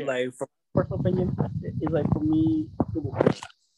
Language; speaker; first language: English; native; English